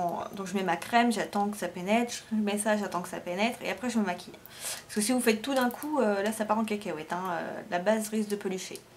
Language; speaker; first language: French; native; French